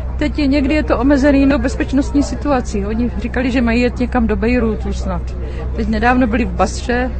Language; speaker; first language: Czech; native; Czech